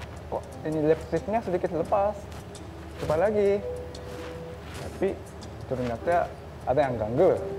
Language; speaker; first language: Indonesian; non-native, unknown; Japanese